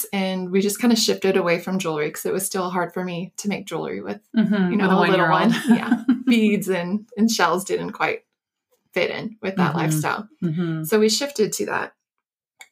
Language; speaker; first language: English; native; English